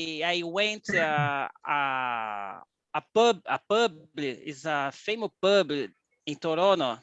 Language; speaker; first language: English; non-native, learner; Portuguese